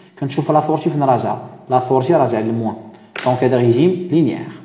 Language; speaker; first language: French; non-native, local second language; Arabic